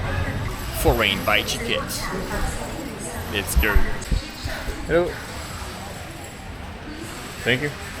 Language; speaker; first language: English; non-native, learner; French